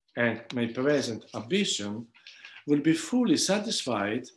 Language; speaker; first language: English; non-native, fluent; Greek